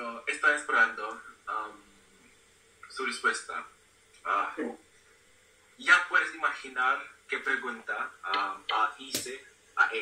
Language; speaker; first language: Spanish; non-native, fluent; English